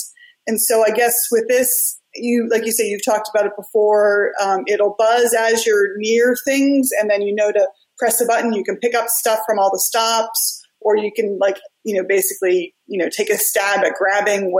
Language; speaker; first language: English; native; English